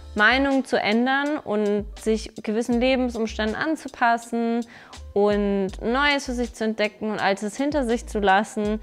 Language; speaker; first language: German; native; German